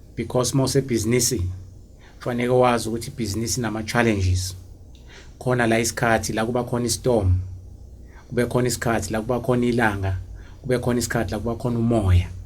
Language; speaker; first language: Zulu; native; Zulu